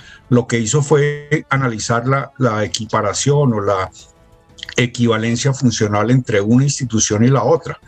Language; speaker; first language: Spanish; native; Spanish